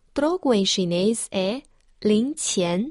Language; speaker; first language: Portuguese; non-native, fluent; Chinese